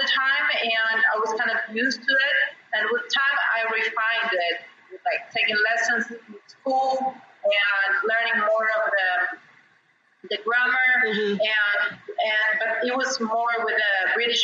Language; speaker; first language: English; non-native, fluent; Spanish